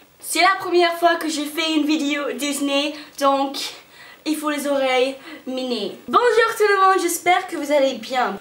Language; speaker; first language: French; non-native, fluent; English